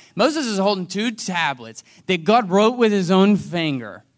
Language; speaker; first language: English; native; English